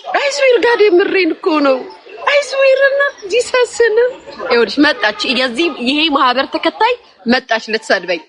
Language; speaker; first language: Amharic; native; Amharic